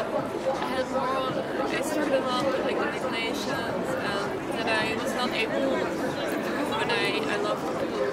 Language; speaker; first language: English; non-native, fluent; Dutch